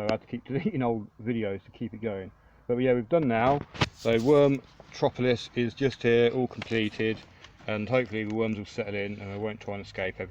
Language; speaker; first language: English; native; English